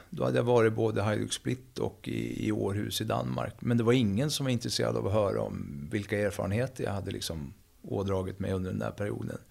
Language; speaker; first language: Swedish; native; Swedish